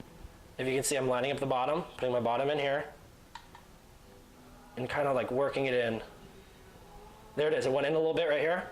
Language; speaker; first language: English; native; English